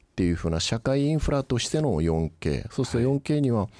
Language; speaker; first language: Japanese; native; Japanese